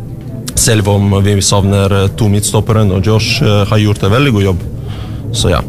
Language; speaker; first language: Norwegian; non-native, learner; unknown